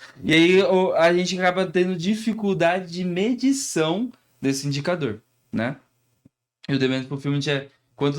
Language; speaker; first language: Portuguese; native; Portuguese